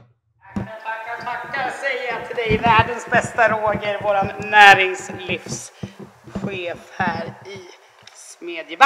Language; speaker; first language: Swedish; native; Swedish